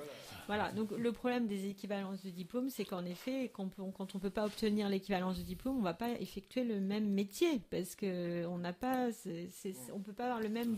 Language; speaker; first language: French; native; French